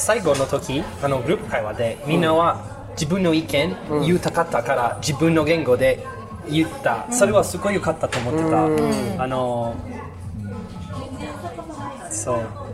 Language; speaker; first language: Japanese; non-native, learner; English